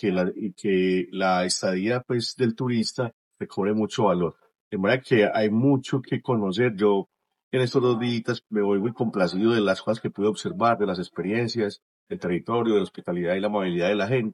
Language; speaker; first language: Spanish; native; Spanish